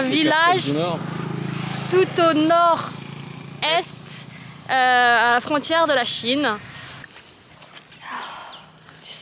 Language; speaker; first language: French; native; French